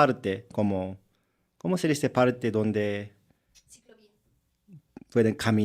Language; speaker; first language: Spanish; non-native, learner; Japanese